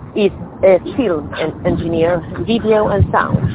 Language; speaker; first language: English; non-native, fluent; Swedish